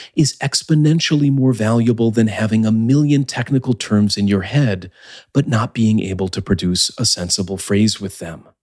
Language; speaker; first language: English; native; English